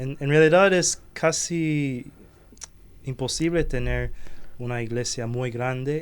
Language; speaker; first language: Spanish; non-native, fluent; Chinese